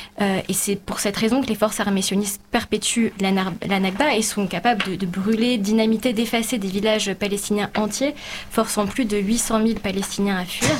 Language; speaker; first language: French; native; French